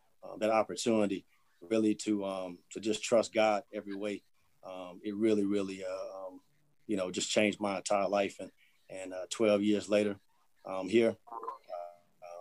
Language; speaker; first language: English; native; English